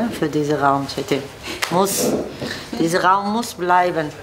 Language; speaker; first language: German; non-native, learner; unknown